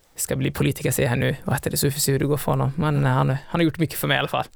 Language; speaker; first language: Swedish; early bilingual, other home language; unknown